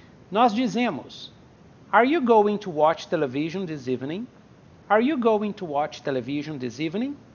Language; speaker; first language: English; non-native, fluent; Portuguese